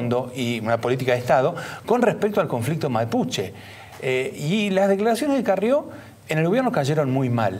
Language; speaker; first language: Spanish; native; Spanish